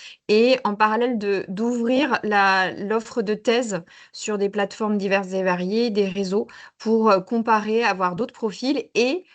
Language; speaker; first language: French; native; French